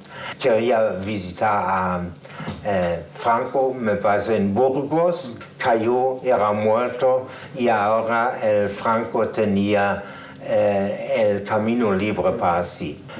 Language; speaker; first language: Spanish; non-native, fluent; German